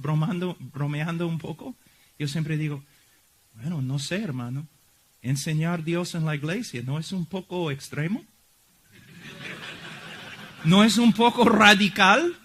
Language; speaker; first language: Spanish; non-native, fluent; English